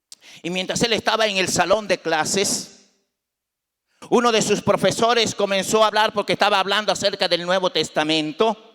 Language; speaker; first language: Spanish; native; Spanish